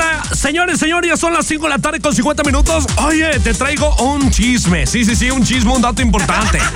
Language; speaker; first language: Spanish; native; Spanish